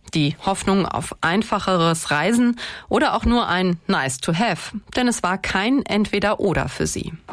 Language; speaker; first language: German; native; German